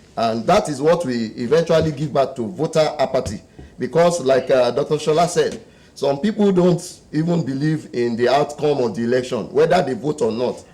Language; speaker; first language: English; non-native, local second language; Yoruba